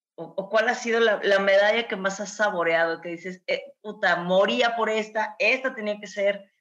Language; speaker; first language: Spanish; native; Spanish